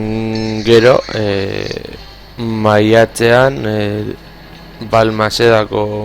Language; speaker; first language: Basque; non-native, local second language; Spanish